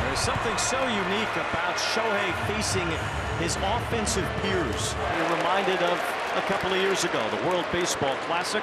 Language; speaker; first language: English; native; English